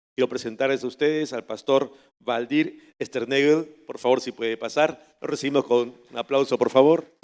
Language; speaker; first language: Spanish; native; Spanish